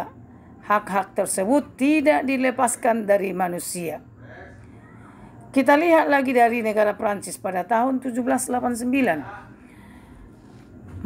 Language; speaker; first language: Indonesian; native; Indonesian